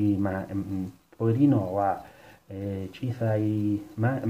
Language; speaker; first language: Japanese; non-native, learner; Italian